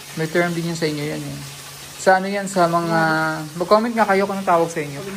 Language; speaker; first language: Filipino; non-native, local second language; Cebuano